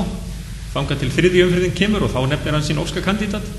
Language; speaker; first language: Icelandic; native; Icelandic